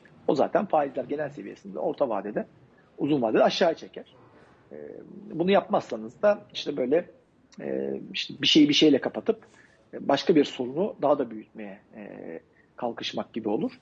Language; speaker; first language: Turkish; native; Turkish